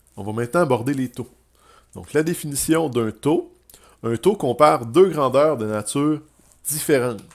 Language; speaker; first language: French; native; French